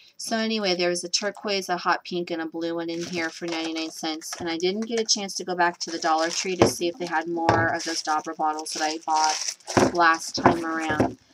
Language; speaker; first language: English; native; English